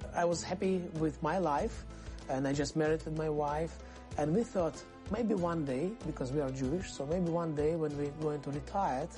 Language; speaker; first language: English; non-native, fluent; Russian